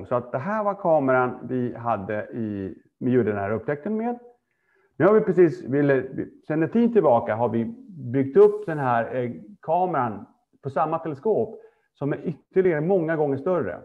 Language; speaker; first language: Swedish; native; Swedish